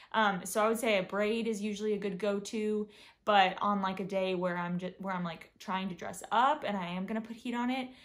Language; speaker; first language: English; native; English